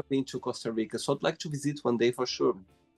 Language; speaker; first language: English; non-native, fluent; Portuguese